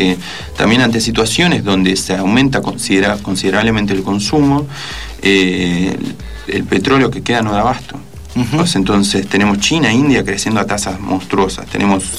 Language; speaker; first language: Spanish; native; Spanish